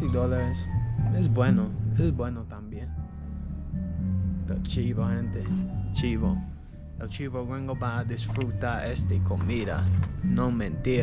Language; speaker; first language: Spanish; non-native, learner; English